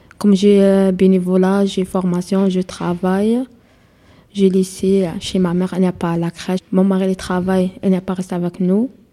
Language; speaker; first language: French; non-native, learner; Arabic